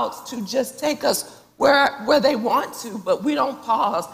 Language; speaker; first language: English; native; English